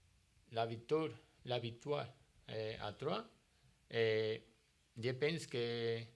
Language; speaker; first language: French; non-native, learner; Spanish